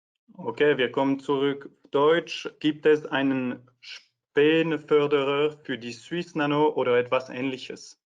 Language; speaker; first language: German; non-native, fluent; French